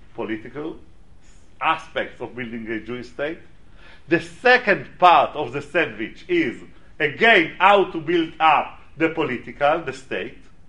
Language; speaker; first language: English; non-native, fluent; Hebrew